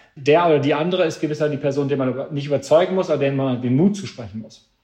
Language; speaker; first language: German; native; German